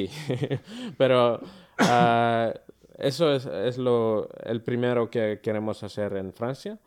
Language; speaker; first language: Spanish; early bilingual, other home language; Finnish